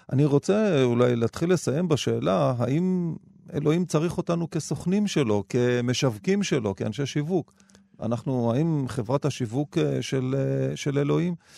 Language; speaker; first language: Hebrew; native; Hebrew